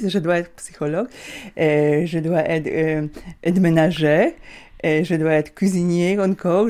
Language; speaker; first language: French; non-native, learner; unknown